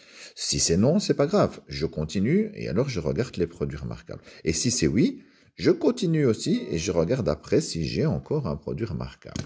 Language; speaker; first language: French; native; French